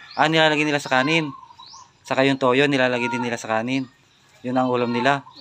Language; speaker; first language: Filipino; native; Filipino